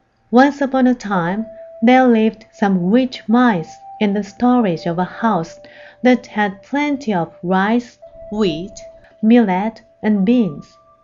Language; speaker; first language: English; non-native, fluent; Japanese